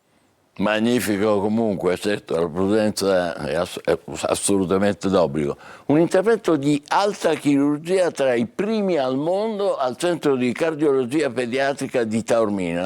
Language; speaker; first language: Italian; native; Italian